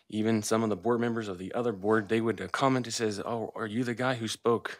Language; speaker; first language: English; early bilingual, other home language; Spanish